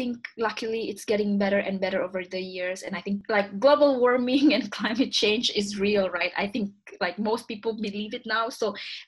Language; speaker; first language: English; non-native, fluent; Indonesian